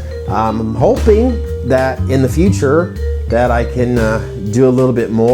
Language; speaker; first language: English; native; English